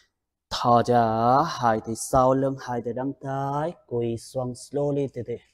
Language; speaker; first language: Vietnamese; non-native, learner; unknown